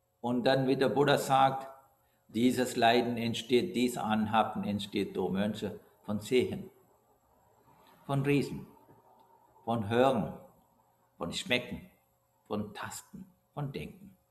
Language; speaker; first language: German; non-native, fluent; Sinhala